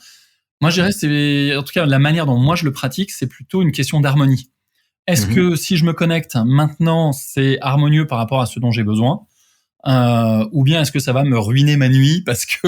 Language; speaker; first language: French; native; French